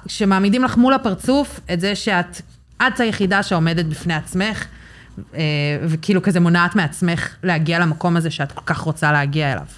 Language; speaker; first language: Hebrew; early bilingual, other home language; English